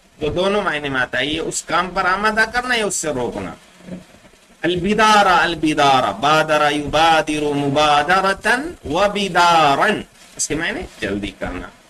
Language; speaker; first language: Urdu; native; Urdu